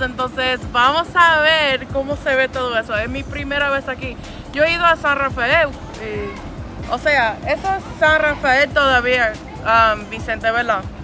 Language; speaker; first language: Spanish; non-native, fluent; English